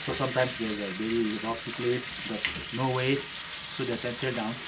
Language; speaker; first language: English; non-native, learner; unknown